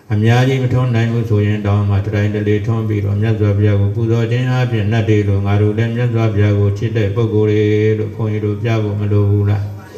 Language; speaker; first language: Burmese; native; Burmese